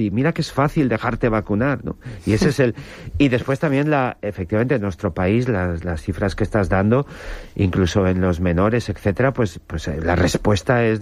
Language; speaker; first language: Spanish; native; Spanish